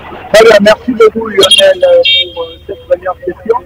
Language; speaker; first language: French; non-native, local second language; Lingala